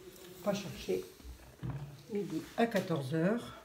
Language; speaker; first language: French; native; French